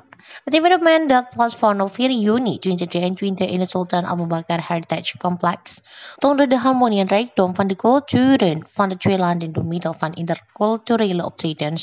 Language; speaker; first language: Dutch; non-native, fluent; Indonesian